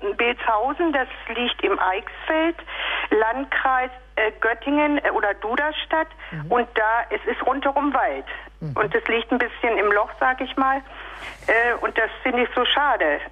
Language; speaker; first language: German; native; German